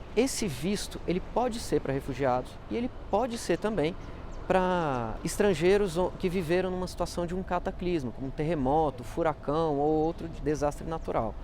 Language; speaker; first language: Portuguese; native; Portuguese